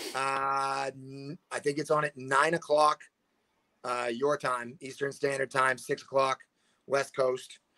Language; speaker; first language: English; native; English